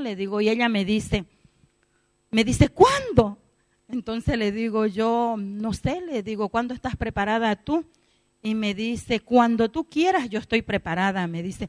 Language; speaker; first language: Spanish; native; Spanish